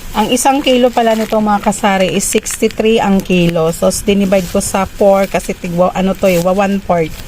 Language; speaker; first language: Filipino; non-native, local second language; Cebuano